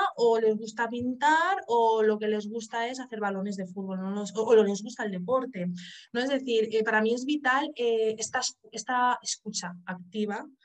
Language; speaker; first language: Spanish; native; Spanish